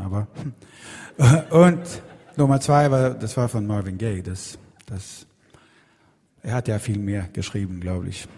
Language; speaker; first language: German; non-native, fluent; Swedish